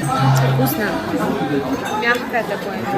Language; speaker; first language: Russian; native; Russian